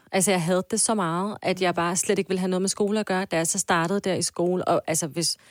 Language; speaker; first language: Danish; early bilingual, other home language; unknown